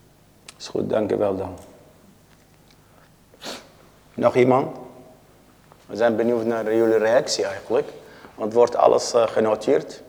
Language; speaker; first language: Dutch; non-native, learner; Arabic